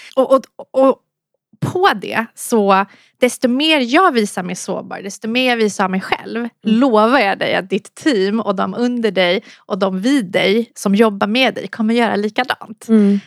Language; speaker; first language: Swedish; native; Swedish